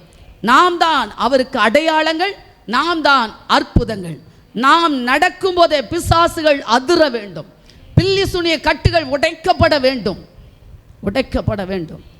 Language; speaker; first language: Tamil; native; Tamil